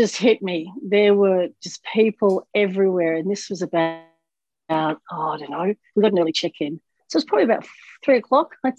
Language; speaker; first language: English; native; English